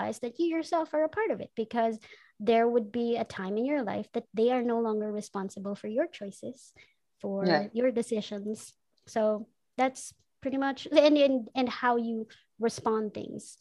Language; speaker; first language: English; non-native, local second language; Filipino